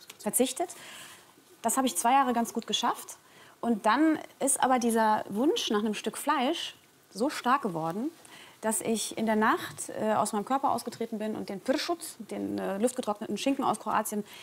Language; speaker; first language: German; early bilingual, other home language; Croatian